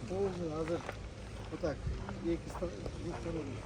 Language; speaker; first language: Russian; non-native, local second language; Kyrgyz